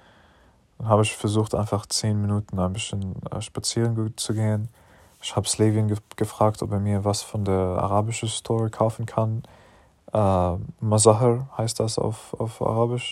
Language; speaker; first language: German; non-native, learner; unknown